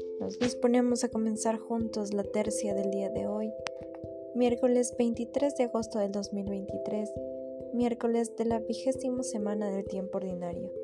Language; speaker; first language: Spanish; native; Spanish